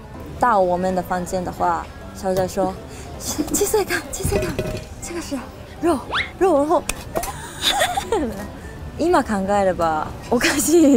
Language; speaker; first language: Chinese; non-native, learner; Japanese